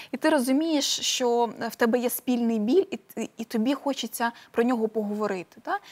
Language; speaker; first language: Ukrainian; non-native, local second language; Crimean Tatar